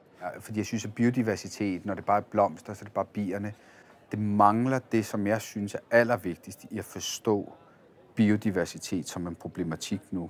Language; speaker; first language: Danish; early bilingual, other home language; Italian